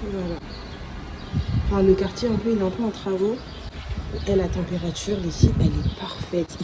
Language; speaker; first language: French; native; French